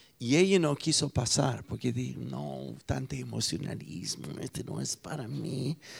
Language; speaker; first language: Spanish; non-native, fluent; English